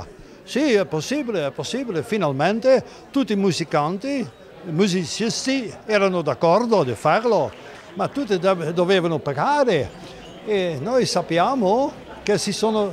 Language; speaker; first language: Italian; non-native, learner; Dutch